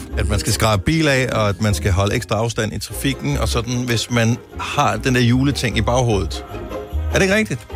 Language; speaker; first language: Danish; native; Danish